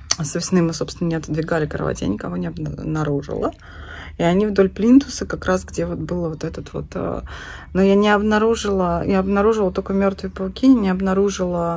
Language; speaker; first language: Russian; native; Russian